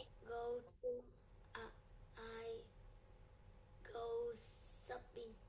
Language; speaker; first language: English; non-native, learner; Vietnamese